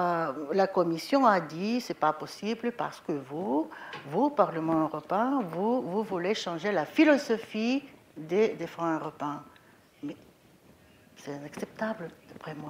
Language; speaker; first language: French; non-native, fluent; Bulgarian